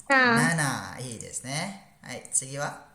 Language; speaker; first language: Japanese; non-native, fluent; Malay